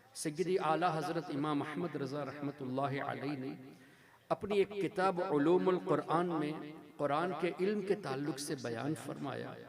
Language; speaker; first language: Urdu; non-native, fluent; Tamil